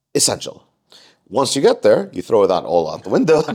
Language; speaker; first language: English; non-native, fluent; Arabic